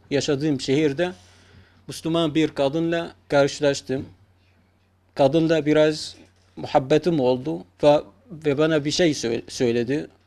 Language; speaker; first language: Turkish; non-native, fluent; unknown